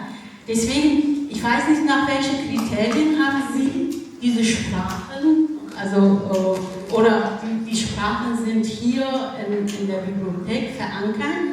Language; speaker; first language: German; non-native, fluent; Kurdish